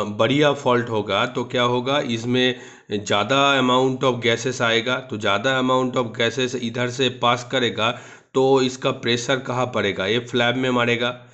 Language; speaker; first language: Hindi; non-native, local second language; Bangla